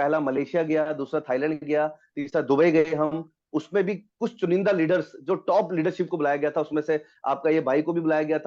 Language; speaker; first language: Hindi; native; Hindi